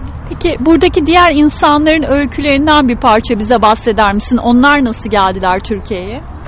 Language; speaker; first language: Turkish; native; Turkish